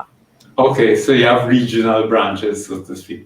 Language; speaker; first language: English; native; English